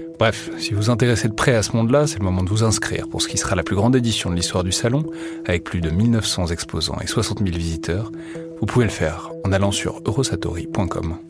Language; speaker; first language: French; native; French